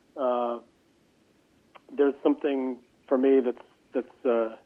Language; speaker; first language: English; native; English